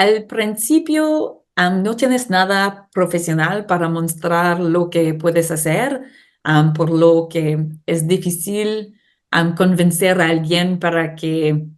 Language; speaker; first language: Spanish; non-native, learner; English